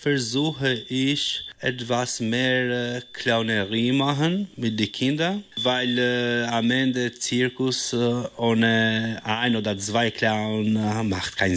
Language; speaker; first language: German; non-native, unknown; Albanian